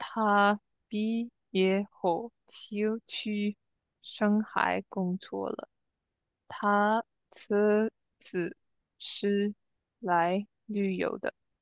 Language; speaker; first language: Chinese; non-native, learner; English